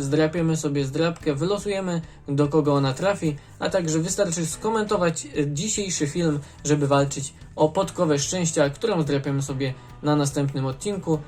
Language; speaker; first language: Polish; native; Polish